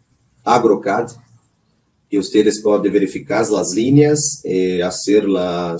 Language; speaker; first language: Spanish; non-native, learner; Portuguese